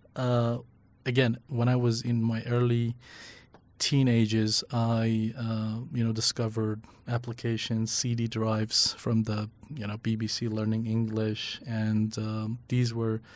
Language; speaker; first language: English; non-native, fluent; Persian